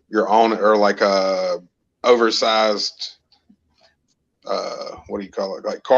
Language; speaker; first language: English; native; English